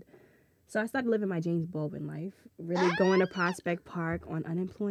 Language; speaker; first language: English; native; English